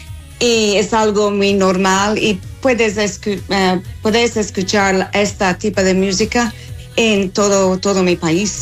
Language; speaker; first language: Spanish; non-native, fluent; English